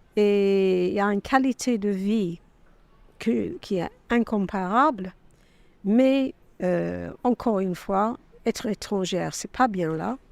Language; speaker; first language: French; non-native, fluent; English